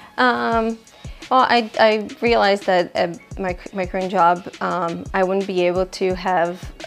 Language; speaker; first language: English; non-native, fluent; Portuguese